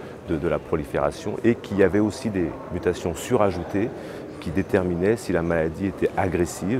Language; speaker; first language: French; native; French